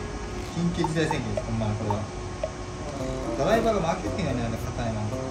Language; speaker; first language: Japanese; native; Japanese